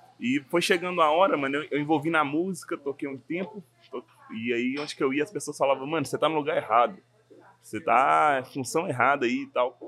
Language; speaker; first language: Portuguese; native; Portuguese